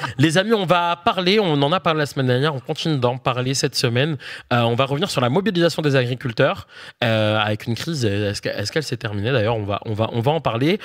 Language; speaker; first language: French; native; French